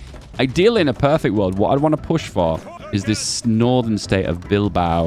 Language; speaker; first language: English; native; English